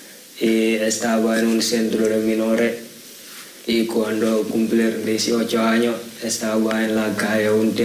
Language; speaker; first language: Spanish; non-native, learner; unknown